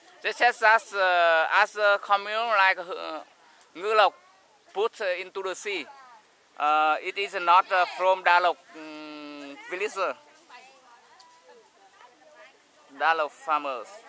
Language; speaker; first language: English; non-native, learner; Vietnamese